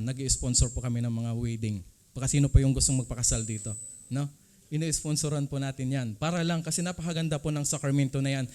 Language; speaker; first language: Filipino; non-native, local second language; Cebuano